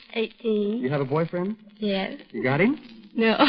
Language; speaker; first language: English; native; English